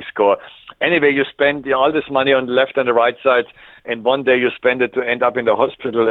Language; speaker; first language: English; non-native, fluent; German